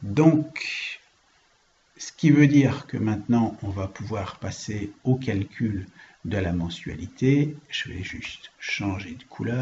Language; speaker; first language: French; native; French